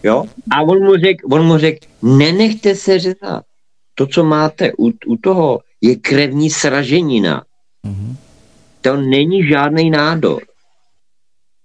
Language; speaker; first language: Czech; native; Czech